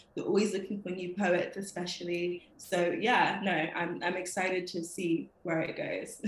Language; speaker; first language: English; native; English